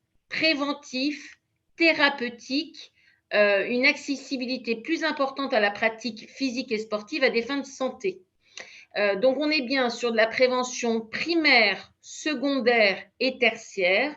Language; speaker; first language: French; native; French